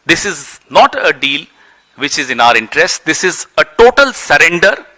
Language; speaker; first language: English; non-native, local second language; Hindi